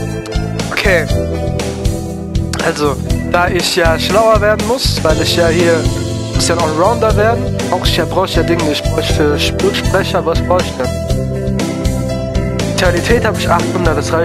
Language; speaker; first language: German; native; German